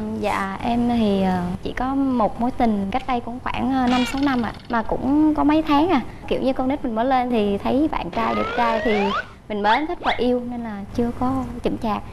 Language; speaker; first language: Vietnamese; native; Vietnamese